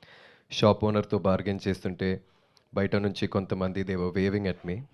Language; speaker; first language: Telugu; non-native, learner; Tamil